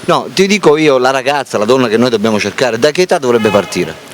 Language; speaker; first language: Italian; native; Italian